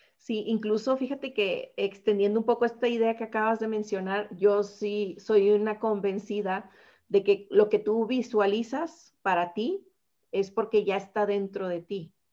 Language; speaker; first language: Spanish; native; Spanish